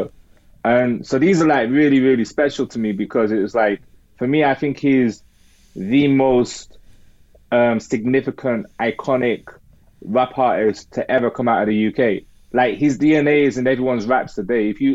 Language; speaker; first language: English; native; English